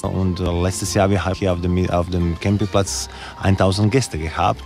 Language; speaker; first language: German; non-native, learner; Croatian